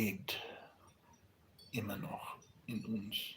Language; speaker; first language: German; non-native, learner; Spanish